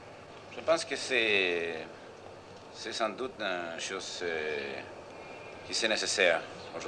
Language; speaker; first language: French; non-native, learner; Spanish